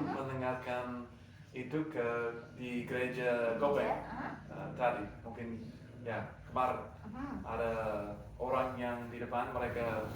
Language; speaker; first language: Indonesian; non-native, learner; English